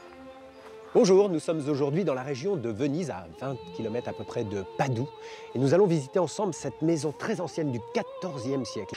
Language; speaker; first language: French; native; French